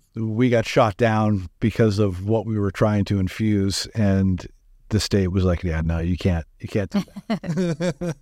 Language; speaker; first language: English; native; English